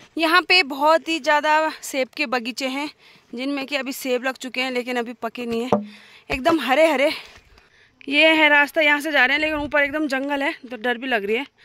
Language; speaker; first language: Hindi; non-native, local second language; Garhwali